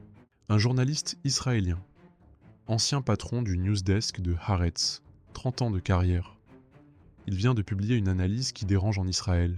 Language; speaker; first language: French; native; French